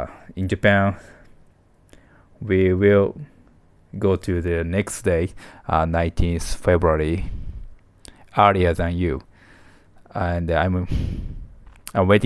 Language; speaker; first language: English; non-native, learner; Japanese